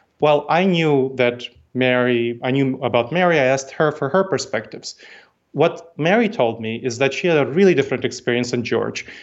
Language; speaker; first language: English; early bilingual, other home language; Russian